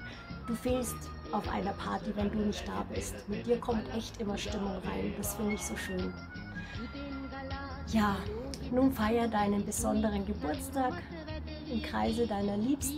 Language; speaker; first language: German; native; German